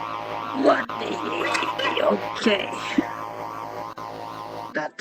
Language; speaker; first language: English; native; English